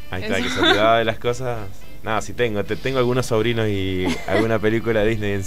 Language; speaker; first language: Spanish; native; Spanish